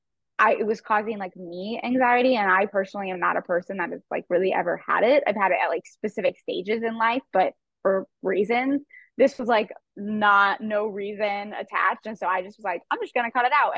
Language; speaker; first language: English; native; English